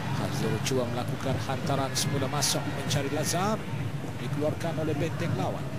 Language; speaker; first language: Malay; native; Malay